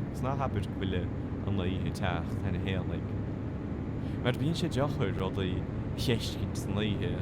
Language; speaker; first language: Irish; native; Irish